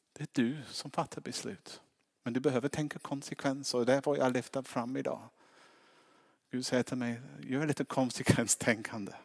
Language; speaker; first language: Swedish; non-native, fluent; English